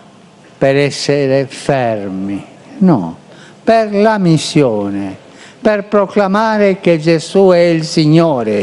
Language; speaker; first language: Italian; non-native, fluent; Spanish